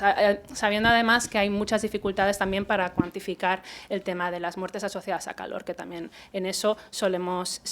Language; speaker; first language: Spanish; native; Spanish